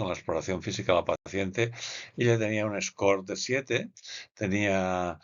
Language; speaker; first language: Spanish; native; Spanish